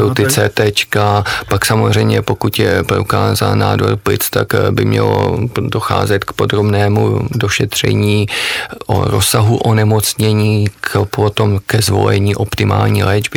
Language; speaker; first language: Czech; native; Czech